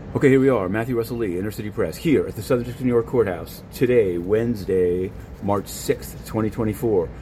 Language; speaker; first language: English; native; English